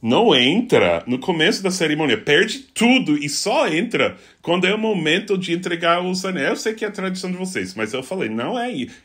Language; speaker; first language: Portuguese; non-native, fluent; English